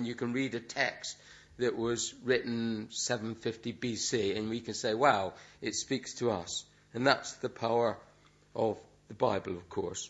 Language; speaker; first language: English; native; English